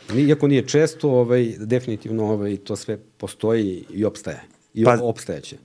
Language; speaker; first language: Serbian; native; Serbian